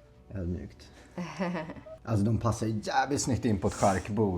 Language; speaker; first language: Swedish; native; Swedish